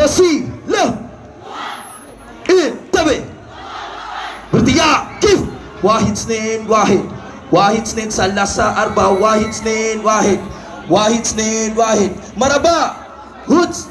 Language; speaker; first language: Arabic; non-native, learner; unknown